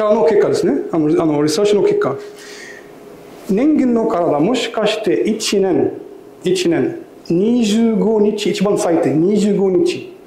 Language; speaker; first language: Japanese; non-native, learner; Arabic